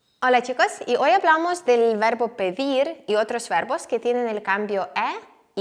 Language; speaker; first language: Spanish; non-native, fluent; Ukrainian